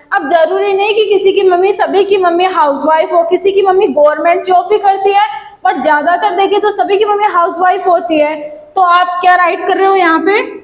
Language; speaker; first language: Hindi; native; Hindi